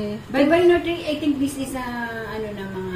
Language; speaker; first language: Filipino; native; Filipino